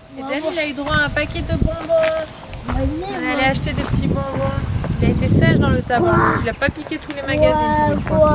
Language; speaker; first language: French; native; French